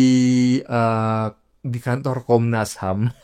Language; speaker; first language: Indonesian; native; Indonesian